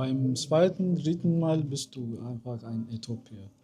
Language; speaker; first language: German; non-native, fluent; Amharic